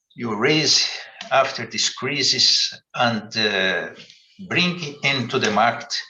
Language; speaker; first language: English; non-native, fluent; Portuguese